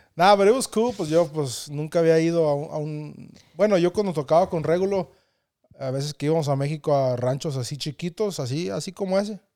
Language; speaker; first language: Spanish; early bilingual, heritage; Spanish